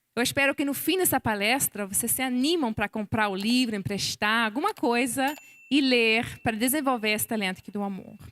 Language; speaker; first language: Portuguese; non-native, fluent; English